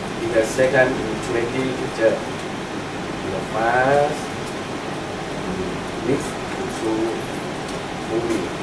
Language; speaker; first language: English; non-native, learner; Thai